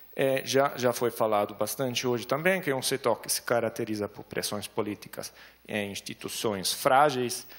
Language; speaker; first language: Portuguese; non-native, fluent; German